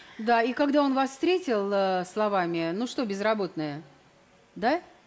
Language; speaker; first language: Russian; native; Russian